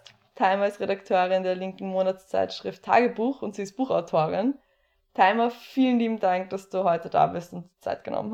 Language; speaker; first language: German; native; German